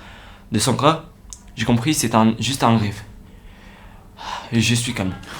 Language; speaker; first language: French; non-native, learner; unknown